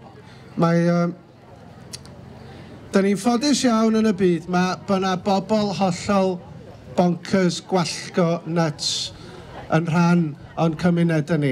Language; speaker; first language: Welsh; native; Welsh